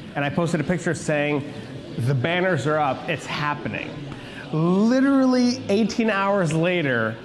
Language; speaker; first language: English; early bilingual, other home language; Hebrew